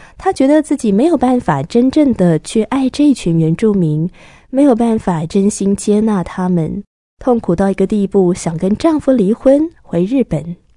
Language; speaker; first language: Chinese; native; Chinese